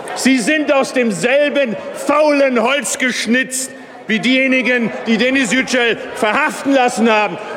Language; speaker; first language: German; native; German